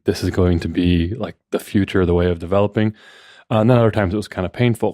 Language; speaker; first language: English; native; English